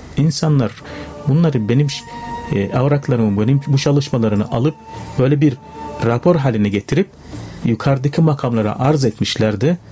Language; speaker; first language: Turkish; non-native, fluent; Arabic